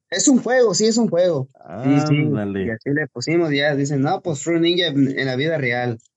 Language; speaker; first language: Spanish; native; Spanish